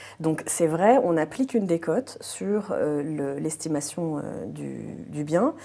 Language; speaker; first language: French; native; French